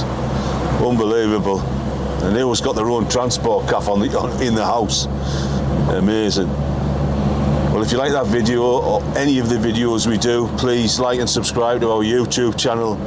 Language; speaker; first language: English; native; English